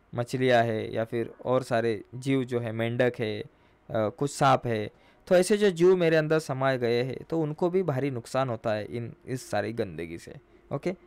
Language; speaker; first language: Hindi; non-native, local second language; Marathi